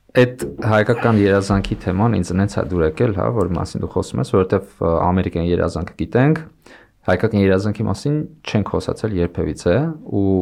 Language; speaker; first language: Armenian; native; Armenian